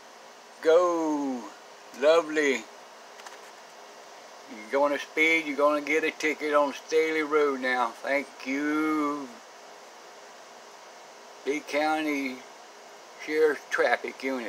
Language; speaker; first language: English; native; English